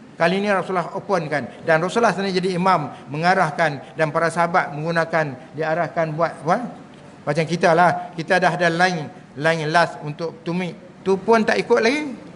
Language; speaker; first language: Malay; native; Malay